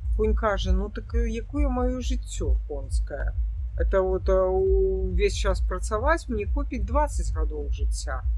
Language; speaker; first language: Belarusian; native; Belarusian